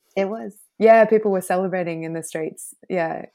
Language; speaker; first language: English; native; English